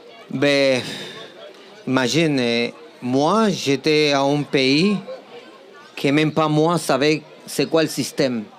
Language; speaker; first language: French; non-native, fluent; Spanish